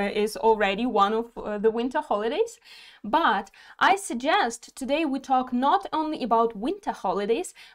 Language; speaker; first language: English; non-native, fluent; Ukrainian